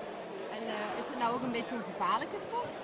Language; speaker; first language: Dutch; native; Dutch